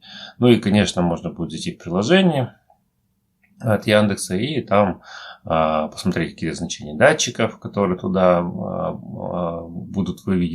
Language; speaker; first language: Russian; native; Russian